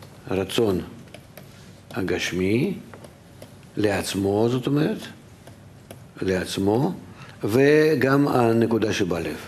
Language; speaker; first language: Hebrew; non-native, fluent; Russian